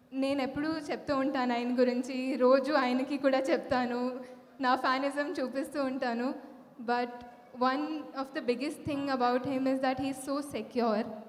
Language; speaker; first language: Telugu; non-native, fluent; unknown